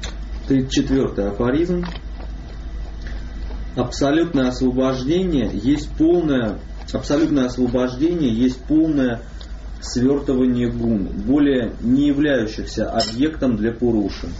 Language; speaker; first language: Russian; native; Russian